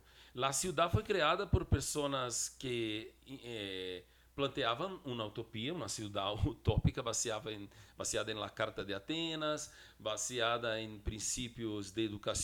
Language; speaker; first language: Spanish; non-native, fluent; Portuguese